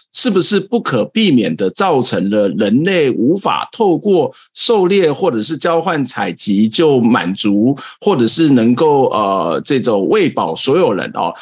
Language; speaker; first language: Chinese; native; Chinese